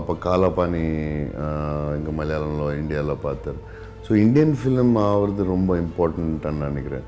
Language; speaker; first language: Tamil; non-native, local second language; Telugu